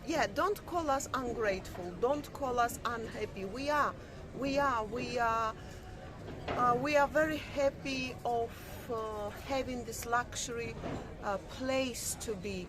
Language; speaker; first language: English; non-native, fluent; Russian